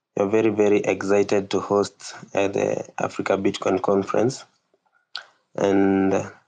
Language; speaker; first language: English; non-native, local second language; Kikuyu